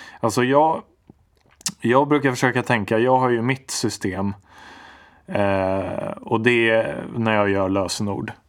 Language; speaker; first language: Swedish; native; Swedish